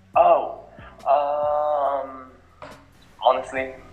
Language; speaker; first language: English; non-native, local second language; Cantonese